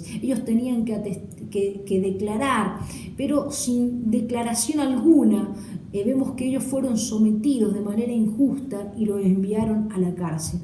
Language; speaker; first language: Spanish; native; Spanish